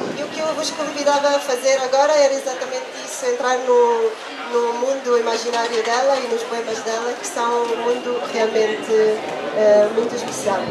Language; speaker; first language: Portuguese; non-native, fluent; Italian